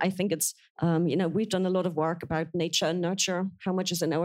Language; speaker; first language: English; non-native, fluent; German